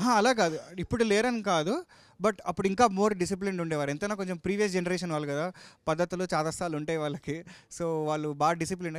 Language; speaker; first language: Telugu; native; Telugu